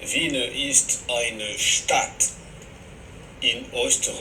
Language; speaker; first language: German; non-native, learner; French